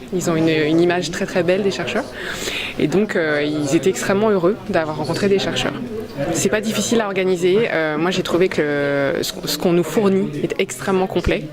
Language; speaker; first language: French; native; French